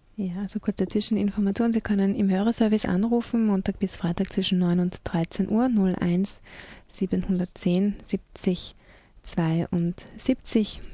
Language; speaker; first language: German; native; German